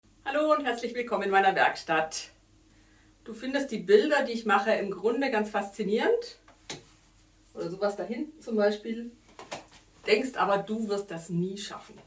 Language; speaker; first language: German; native; German